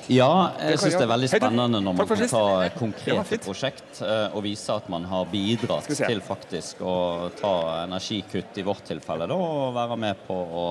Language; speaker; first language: Norwegian; native; Norwegian